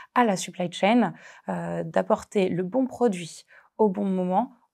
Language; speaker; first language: French; native; French